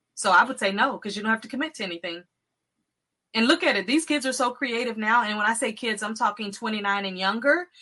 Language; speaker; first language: English; native; English